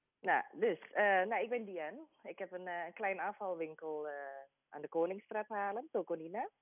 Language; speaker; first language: Dutch; non-native, learner; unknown